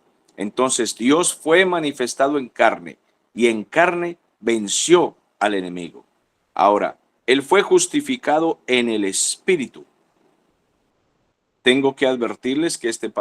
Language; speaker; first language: Spanish; native; Spanish